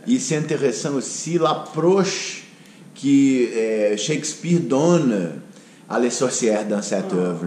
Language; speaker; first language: French; non-native, fluent; Portuguese